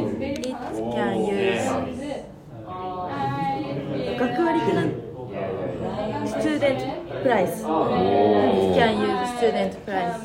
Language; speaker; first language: English; non-native, learner; Japanese